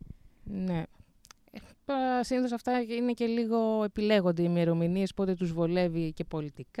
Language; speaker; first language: Greek; native; Greek